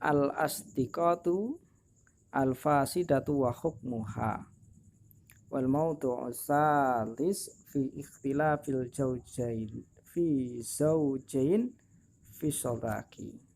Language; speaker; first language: Arabic; non-native, fluent; Indonesian